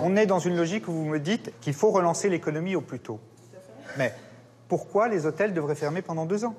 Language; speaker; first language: French; native; French